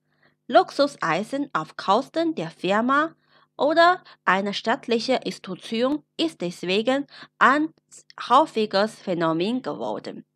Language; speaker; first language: German; non-native, fluent; Chinese